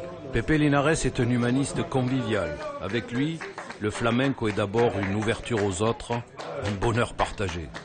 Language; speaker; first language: French; native; French